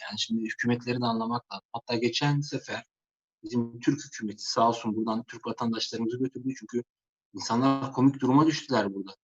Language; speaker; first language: Turkish; native; Turkish